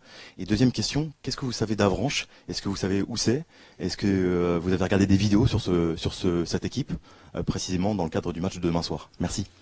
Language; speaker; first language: French; native; French